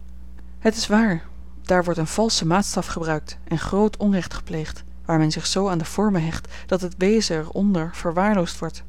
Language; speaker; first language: Dutch; native; Dutch